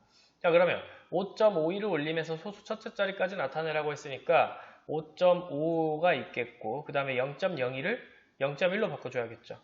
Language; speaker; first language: Korean; native; Korean